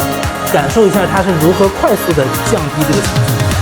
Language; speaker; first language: Chinese; native; Chinese